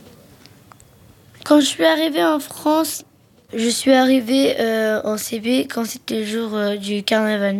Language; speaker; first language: French; early bilingual, other home language; Arabic